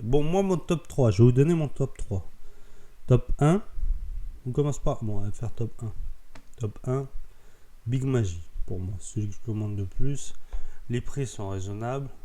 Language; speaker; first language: French; native; French